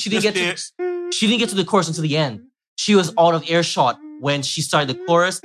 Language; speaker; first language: English; native; English